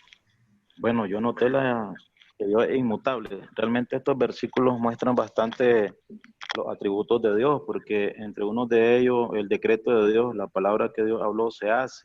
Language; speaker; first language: Spanish; native; Spanish